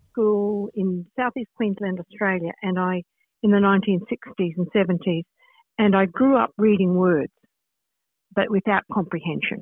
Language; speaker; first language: English; native; English